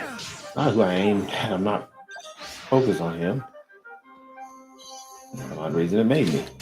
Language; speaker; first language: English; native; English